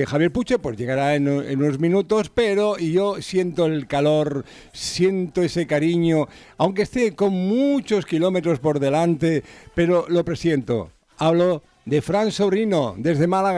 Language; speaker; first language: Spanish; native; Spanish